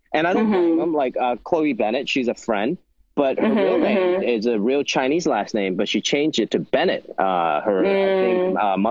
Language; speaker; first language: English; non-native, local second language; Wu Chinese